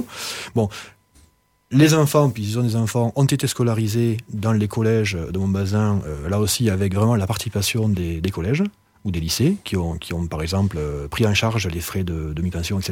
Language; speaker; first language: French; native; French